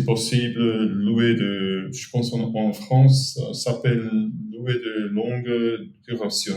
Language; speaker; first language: French; non-native, fluent; German